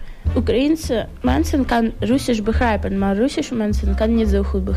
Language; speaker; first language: Dutch; early bilingual, other home language; Ukrainian